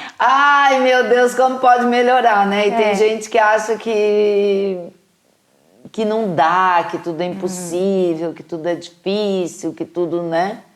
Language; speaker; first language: Portuguese; native; Portuguese